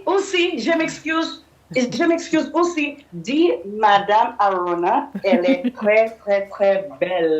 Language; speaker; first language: French; non-native, learner; English